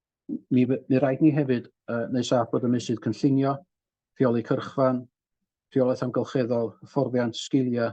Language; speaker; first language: Welsh; native; Welsh